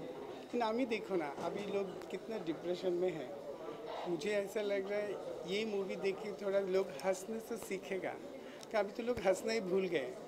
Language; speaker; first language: Hindi; non-native, fluent; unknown